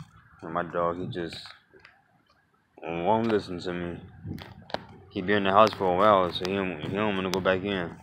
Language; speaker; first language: English; native; English